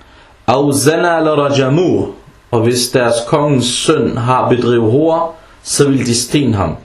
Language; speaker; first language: Danish; early bilingual, other home language; Arabic